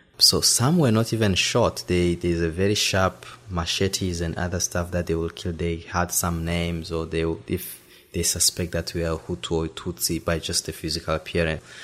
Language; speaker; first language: English; non-native, fluent; Rundi